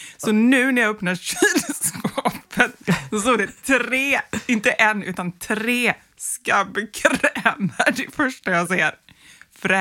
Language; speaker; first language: Swedish; native; Swedish